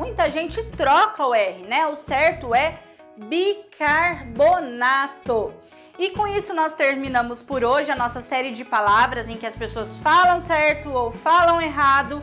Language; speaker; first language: Portuguese; native; Portuguese